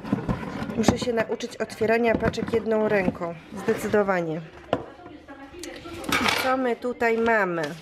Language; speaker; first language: Polish; native; Polish